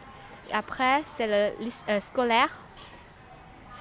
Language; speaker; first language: French; non-native, learner; Lao